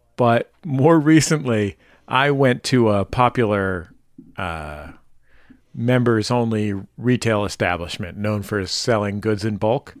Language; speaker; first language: English; native; English